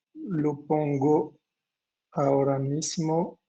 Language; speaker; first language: Spanish; non-native, fluent; French